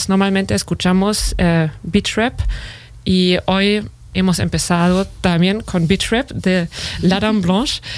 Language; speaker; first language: Spanish; non-native, fluent; German